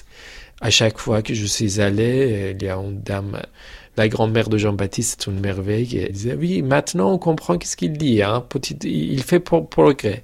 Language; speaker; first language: French; non-native, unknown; Persian